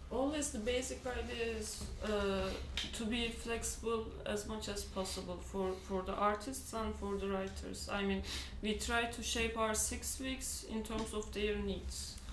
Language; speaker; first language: English; non-native, fluent; Turkish